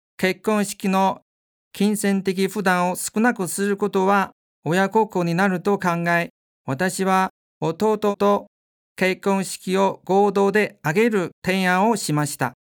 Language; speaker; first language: Japanese; non-native, fluent; Chinese